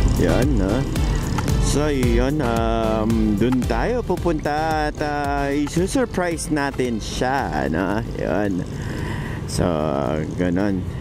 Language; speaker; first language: Filipino; non-native, local second language; Pampanga